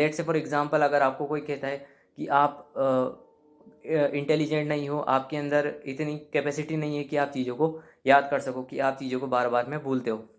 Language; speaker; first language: Hindi; native; Hindi